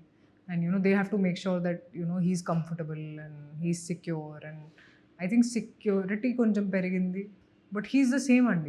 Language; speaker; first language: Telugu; non-native, local second language; Hindi